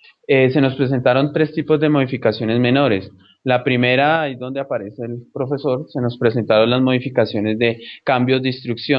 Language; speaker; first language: Spanish; native; Spanish